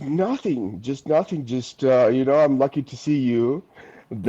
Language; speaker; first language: English; non-native, fluent; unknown